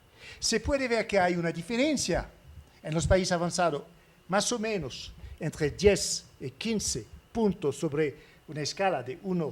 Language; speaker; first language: Spanish; non-native, fluent; French